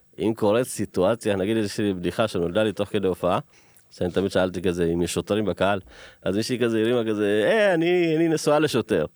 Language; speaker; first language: Hebrew; early bilingual, other home language; Amharic